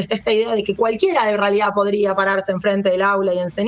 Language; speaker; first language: Spanish; native; Spanish